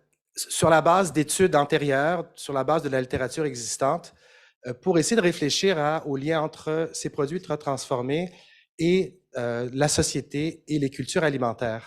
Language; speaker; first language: French; native; French